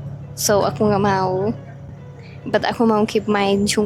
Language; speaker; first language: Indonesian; non-native, learner; Czech